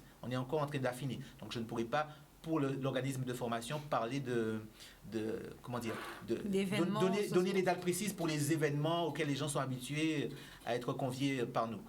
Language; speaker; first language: French; native; French